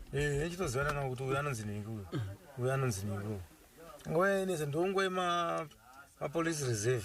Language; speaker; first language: Shona; non-native, local second language; Nyanja